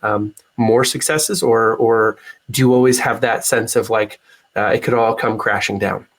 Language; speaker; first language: English; native; English